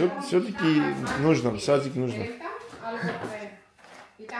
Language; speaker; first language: Russian; non-native, fluent; Armenian